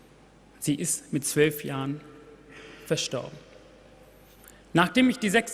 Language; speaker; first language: German; non-native, fluent; Tamil